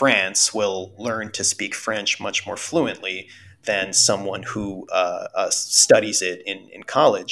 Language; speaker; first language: English; early bilingual, other home language; Russian